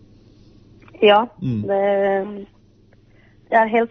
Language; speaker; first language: Norwegian; non-native, fluent; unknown